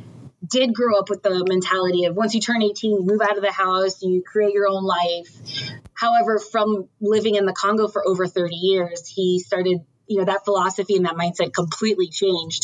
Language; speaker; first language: English; early bilingual, other home language; French